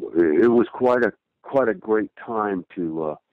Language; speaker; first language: English; native; English